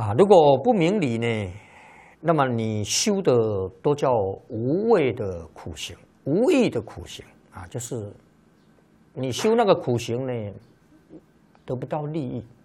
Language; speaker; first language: Chinese; native; Chinese